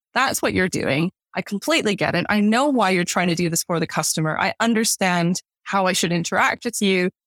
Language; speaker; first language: English; native; English